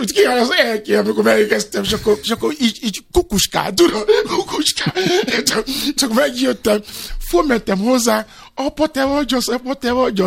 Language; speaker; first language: Hungarian; non-native, fluent; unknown